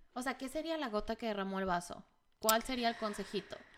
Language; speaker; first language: Spanish; native; Spanish